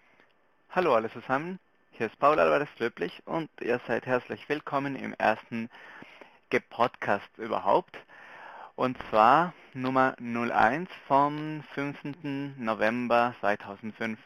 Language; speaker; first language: German; non-native, local second language; Spanish